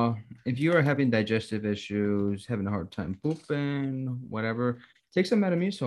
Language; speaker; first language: English; non-native, fluent; Spanish